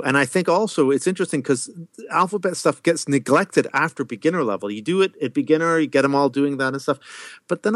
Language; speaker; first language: English; native; English